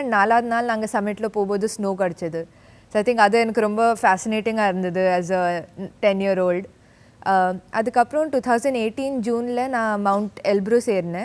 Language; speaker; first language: Tamil; early bilingual, heritage; Tamil